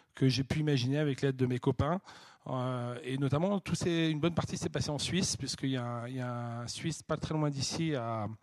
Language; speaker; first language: French; native; French